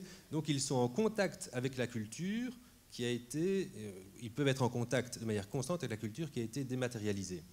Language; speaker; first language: French; native; French